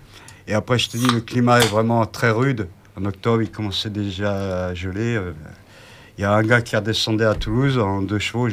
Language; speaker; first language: French; native; French